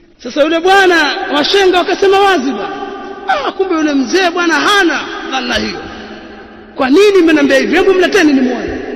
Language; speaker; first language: Swahili; native; Swahili